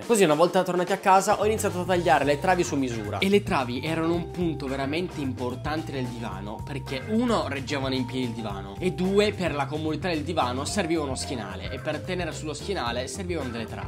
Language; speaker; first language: Italian; native; Italian